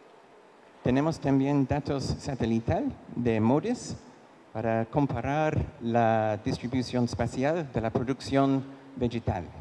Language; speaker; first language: Spanish; non-native, fluent; English